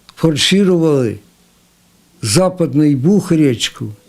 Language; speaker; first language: Russian; non-native, local second language; Ukrainian